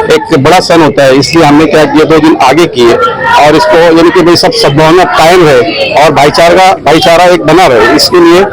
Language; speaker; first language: Urdu; native; Urdu